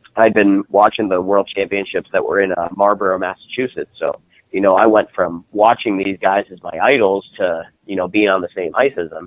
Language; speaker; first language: English; native; English